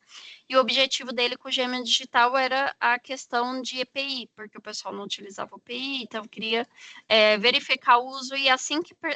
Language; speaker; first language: Portuguese; native; Portuguese